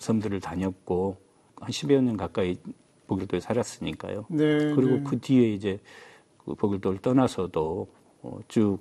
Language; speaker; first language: Korean; native; Korean